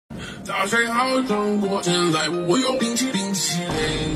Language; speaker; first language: Chinese; non-native, learner; English